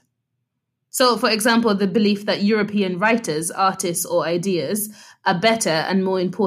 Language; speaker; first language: English; non-native, local second language; Nyanja